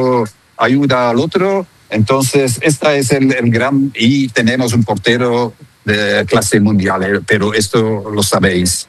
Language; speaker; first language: Spanish; non-native, fluent; Dutch